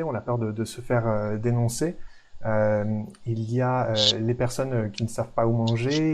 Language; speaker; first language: French; native; French